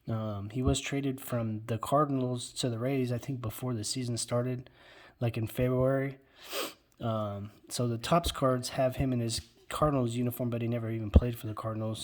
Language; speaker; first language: English; native; English